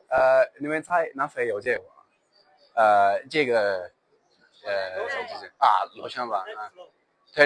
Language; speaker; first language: Chinese; non-native, learner; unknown